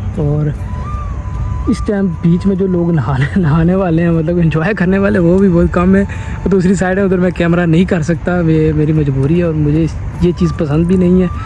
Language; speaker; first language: Urdu; non-native, local second language; Punjabi